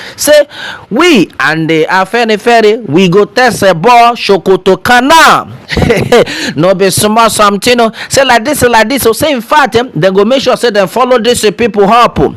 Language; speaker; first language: Nigerian Pidgin; non-native, local second language; Yoruba